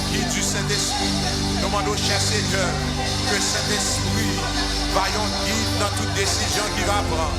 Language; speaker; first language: French; non-native, local second language; Haitian Creole